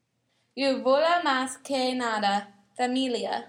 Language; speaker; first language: Spanish; non-native, learner; English